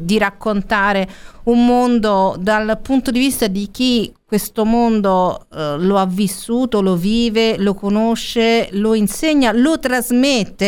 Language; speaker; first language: Italian; native; Italian